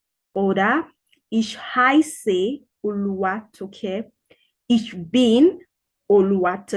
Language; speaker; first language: German; non-native, learner; Yoruba